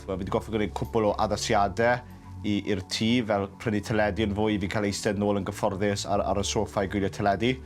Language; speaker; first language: Welsh; native; Welsh